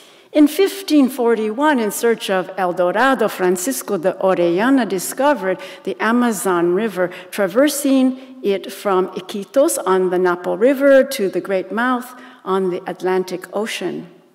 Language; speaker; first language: English; native; English